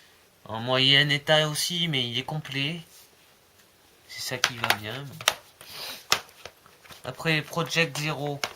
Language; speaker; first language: French; native; French